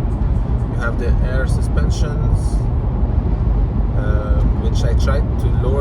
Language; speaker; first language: English; non-native, fluent; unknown